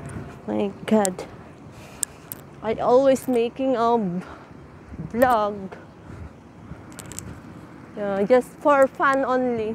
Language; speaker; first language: English; non-native, learner; Filipino